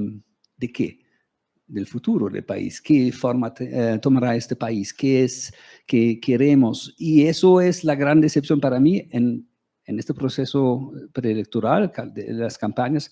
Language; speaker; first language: Spanish; non-native, fluent; German